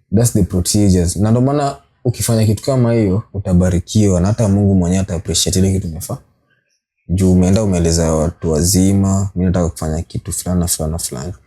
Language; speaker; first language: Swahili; native; Swahili